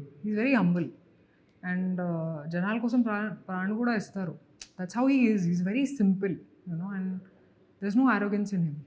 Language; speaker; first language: Telugu; non-native, local second language; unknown